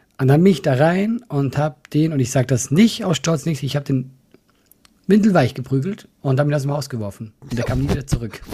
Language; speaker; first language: German; non-native, fluent; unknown